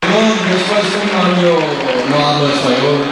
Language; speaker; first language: Spanish; non-native, learner; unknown